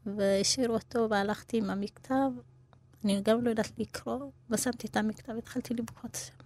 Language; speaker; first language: Hebrew; non-native, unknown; Amharic